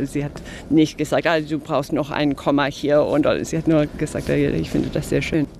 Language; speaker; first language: German; non-native, fluent; English